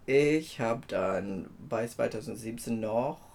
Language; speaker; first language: German; non-native, fluent; Filipino